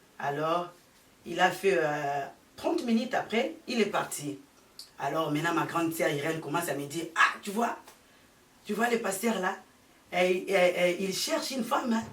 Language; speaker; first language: French; early bilingual, heritage; French